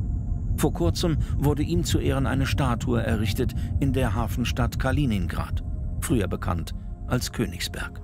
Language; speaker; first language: German; native; German